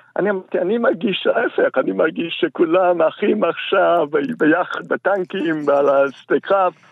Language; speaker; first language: Hebrew; non-native, fluent; English